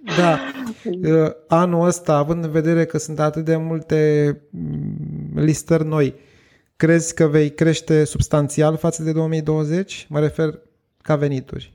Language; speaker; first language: Romanian; native; Romanian